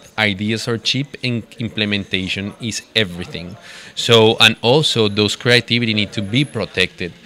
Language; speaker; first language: English; non-native, fluent; Spanish